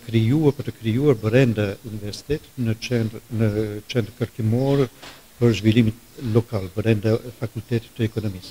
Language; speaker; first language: Albanian; non-native, fluent; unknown